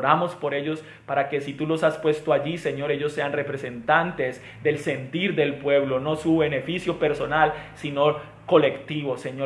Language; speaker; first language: Spanish; native; Spanish